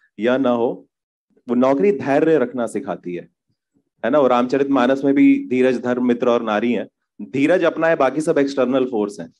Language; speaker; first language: Hindi; native; Hindi